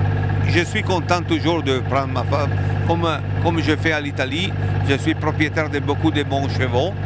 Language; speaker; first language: French; non-native, fluent; Italian